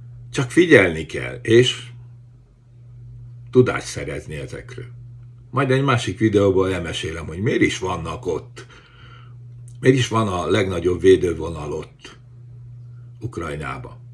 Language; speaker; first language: Hungarian; native; Hungarian